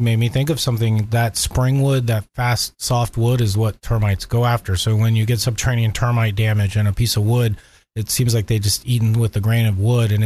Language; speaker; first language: English; native; English